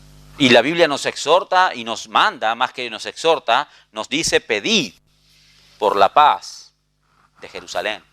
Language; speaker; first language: Spanish; native; Spanish